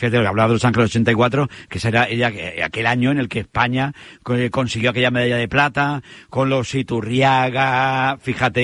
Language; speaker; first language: Spanish; native; Spanish